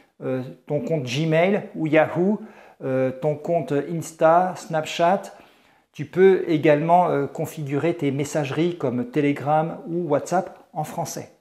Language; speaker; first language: French; native; French